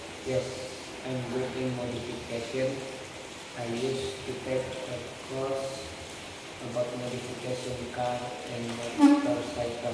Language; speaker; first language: English; non-native, learner; Indonesian